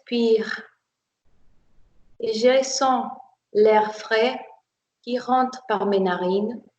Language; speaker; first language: French; non-native, fluent; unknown